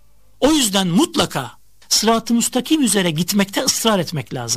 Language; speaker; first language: Turkish; native; Turkish